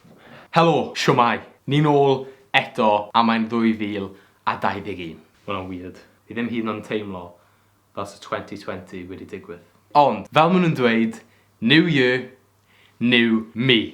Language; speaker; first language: Welsh; native; Welsh